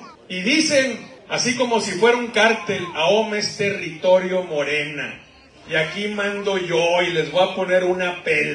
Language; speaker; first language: Spanish; native; Spanish